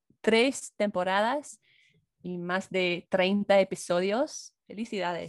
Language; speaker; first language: Spanish; non-native, fluent; English